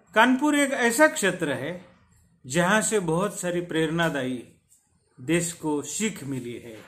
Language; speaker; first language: Hindi; non-native, local second language; Marathi